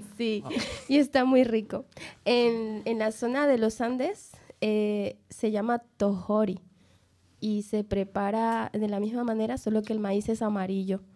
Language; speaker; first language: Spanish; native; Spanish